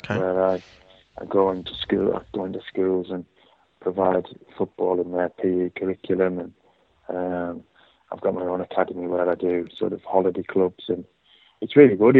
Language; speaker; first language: English; native; English